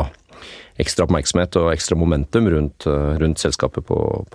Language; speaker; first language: Norwegian; native; Norwegian